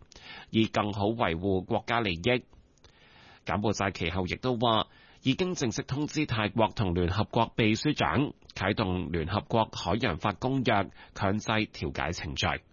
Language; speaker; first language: Cantonese; native; Cantonese